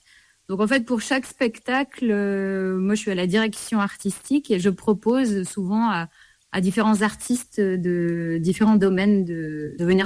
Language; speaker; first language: French; native; French